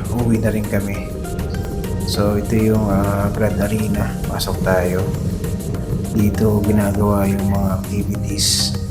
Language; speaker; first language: Filipino; native; Filipino